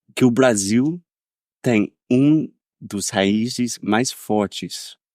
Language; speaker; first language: Portuguese; non-native, fluent; English